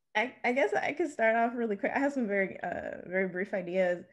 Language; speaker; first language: English; native; English